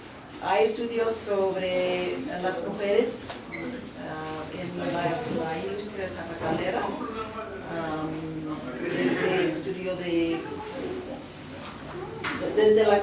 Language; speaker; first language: Spanish; non-native, fluent; English